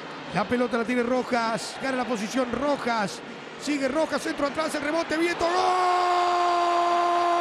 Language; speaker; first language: Spanish; native; Spanish